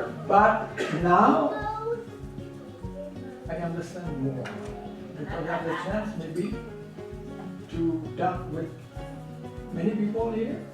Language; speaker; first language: English; non-native, learner; French